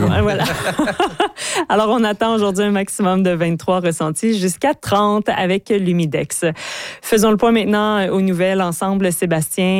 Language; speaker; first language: French; native; French